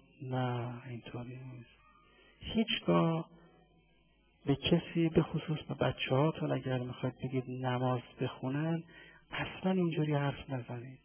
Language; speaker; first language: Persian; native; Persian